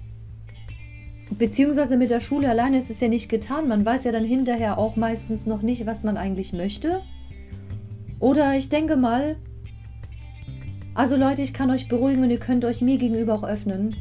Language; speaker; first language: German; native; German